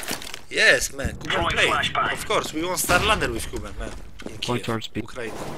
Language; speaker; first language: English; non-native, learner; Polish